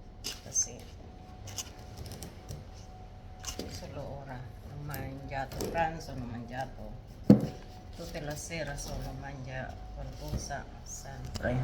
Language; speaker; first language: Italian; non-native, learner; Filipino